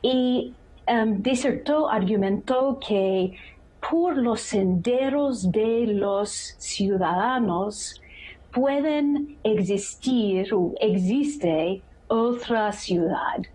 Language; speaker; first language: Spanish; non-native, fluent; English